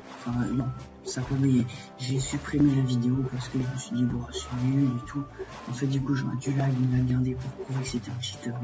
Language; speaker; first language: French; native; French